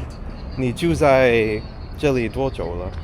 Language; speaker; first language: Chinese; non-native, learner; English